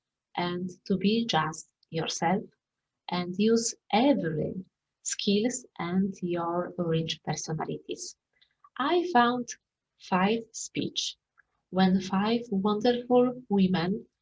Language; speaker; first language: English; non-native, fluent; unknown